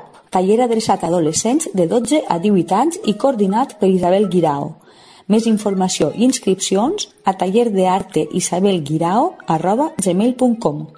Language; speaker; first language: Catalan; native; Catalan